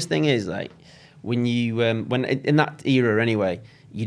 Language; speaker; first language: English; native; English